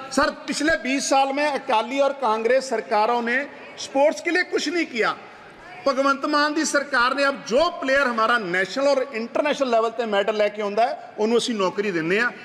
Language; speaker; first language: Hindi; non-native, local second language; Punjabi